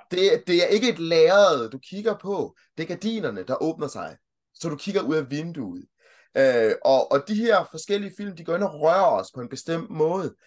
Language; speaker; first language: Danish; early bilingual, other home language; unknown